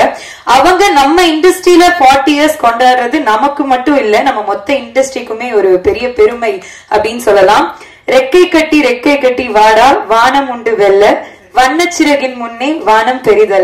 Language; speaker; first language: Tamil; native; Tamil